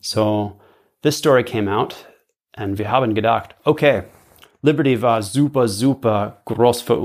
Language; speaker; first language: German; non-native, learner; English